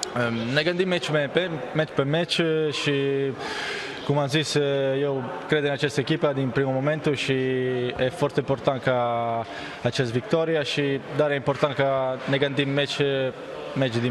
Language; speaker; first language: Romanian; non-native, learner; Italian